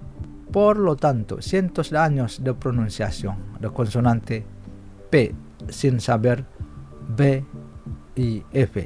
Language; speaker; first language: Spanish; non-native, fluent; Indonesian